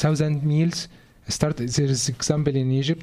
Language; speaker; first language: English; non-native, learner; Arabic